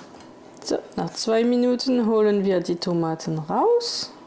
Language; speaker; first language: German; non-native, fluent; French